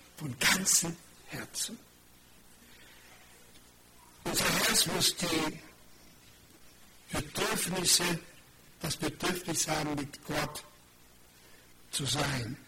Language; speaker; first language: German; non-native, fluent; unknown